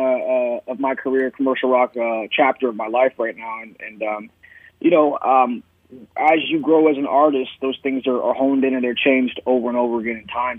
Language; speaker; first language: English; native; English